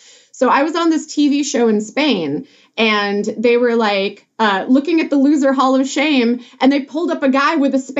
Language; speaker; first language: English; native; English